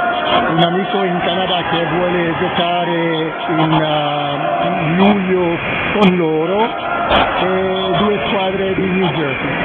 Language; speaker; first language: Italian; non-native, fluent; French